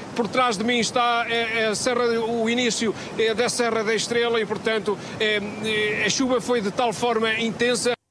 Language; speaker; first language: Portuguese; native; Portuguese